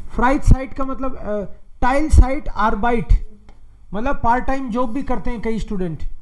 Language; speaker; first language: Hindi; native; Hindi